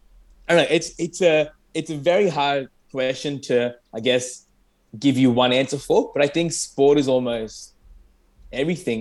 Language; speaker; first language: English; non-native, local second language; Arabic